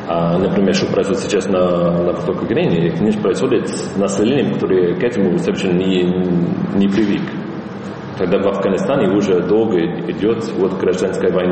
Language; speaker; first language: Russian; non-native, fluent; English